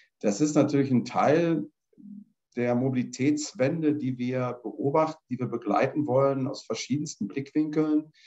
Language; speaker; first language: German; native; German